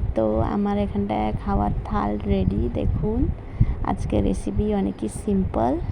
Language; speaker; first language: Bangla; non-native, local second language; Nepali